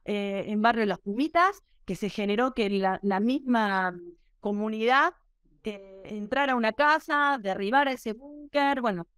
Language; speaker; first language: Spanish; native; Spanish